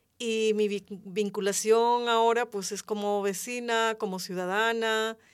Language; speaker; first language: Spanish; native; Spanish